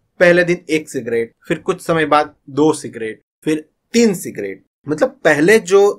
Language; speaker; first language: Hindi; non-native, local second language; Gujarati